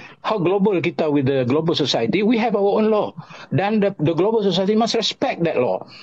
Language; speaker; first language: English; non-native, local second language; Malay